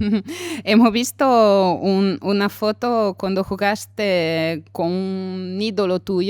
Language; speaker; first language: Spanish; non-native, fluent; French